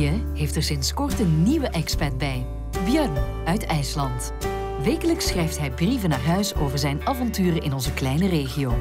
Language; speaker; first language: Dutch; native; Dutch